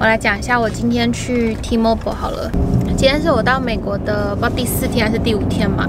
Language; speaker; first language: Chinese; native; Chinese